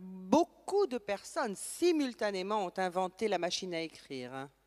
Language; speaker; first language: French; native; French